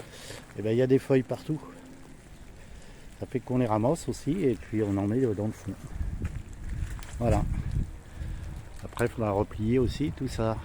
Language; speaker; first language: French; native; French